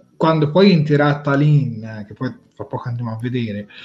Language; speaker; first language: Italian; native; Italian